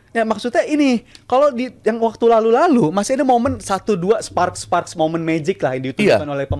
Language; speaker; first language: Indonesian; native; Indonesian